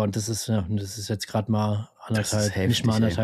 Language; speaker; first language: German; native; German